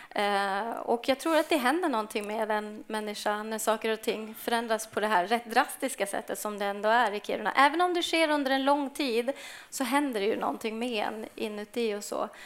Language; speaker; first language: Swedish; native; Swedish